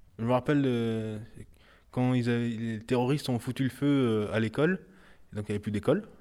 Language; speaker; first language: French; early bilingual, other home language; Haitian Creole